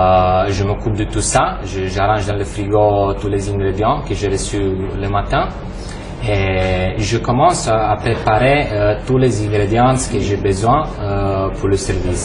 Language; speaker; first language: French; non-native, fluent; Romanian